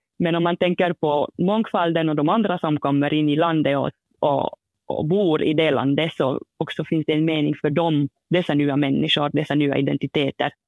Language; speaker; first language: Swedish; non-native, fluent; French